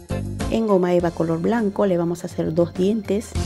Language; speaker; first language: Spanish; native; Spanish